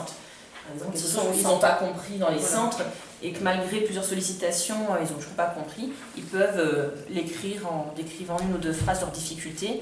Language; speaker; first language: French; native; French